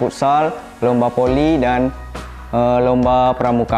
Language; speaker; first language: Indonesian; native; Indonesian